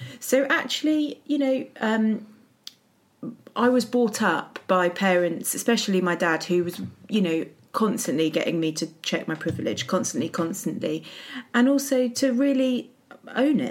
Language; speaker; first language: English; native; English